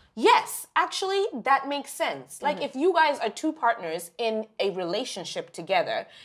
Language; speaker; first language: English; non-native, local second language; Shona